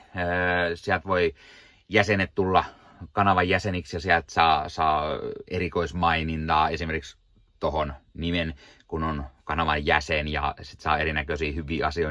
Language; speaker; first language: Finnish; native; Finnish